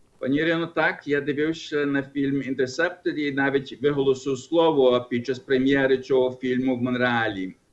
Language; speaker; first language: Ukrainian; early bilingual, heritage; Ukrainian